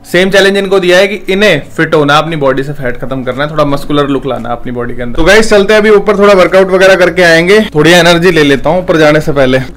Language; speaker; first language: Hindi; native; Hindi